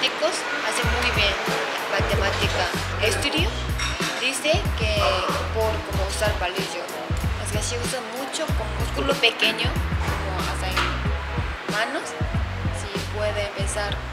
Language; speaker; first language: Spanish; non-native, learner; Korean